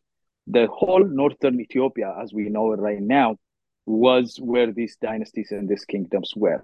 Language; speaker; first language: English; non-native, fluent; Oromo